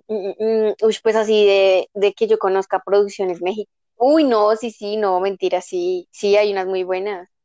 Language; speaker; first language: Spanish; native; Spanish